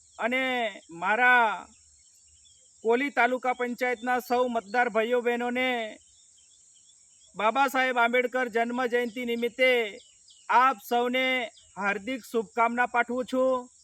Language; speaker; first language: Gujarati; non-native, local second language; Rathawi